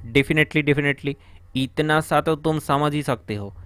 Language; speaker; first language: Hindi; non-native, local second language; Bangla